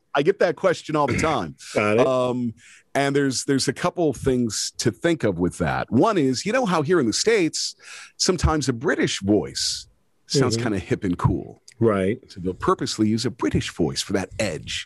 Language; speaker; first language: English; native; English